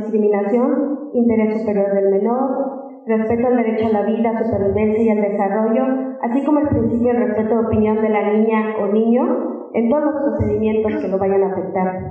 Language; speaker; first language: Spanish; native; Spanish